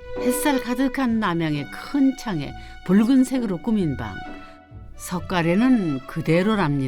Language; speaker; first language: Korean; native; Korean